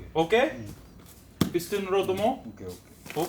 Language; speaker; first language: Japanese; non-native, learner; English